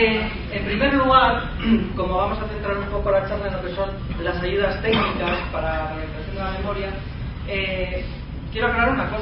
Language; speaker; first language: Spanish; native; Spanish